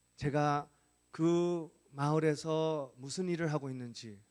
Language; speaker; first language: Korean; non-native, fluent; English